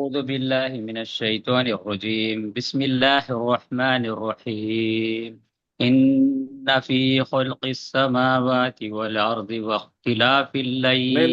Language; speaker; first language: Arabic; non-native, learner; Urdu